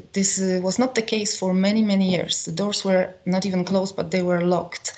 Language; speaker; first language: English; non-native, fluent; Polish